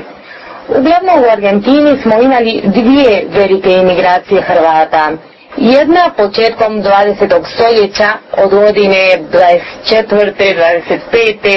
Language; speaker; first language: Croatian; early bilingual, heritage; Croatian